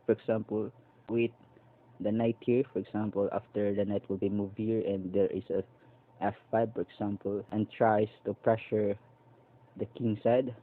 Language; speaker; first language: English; non-native, local second language; Filipino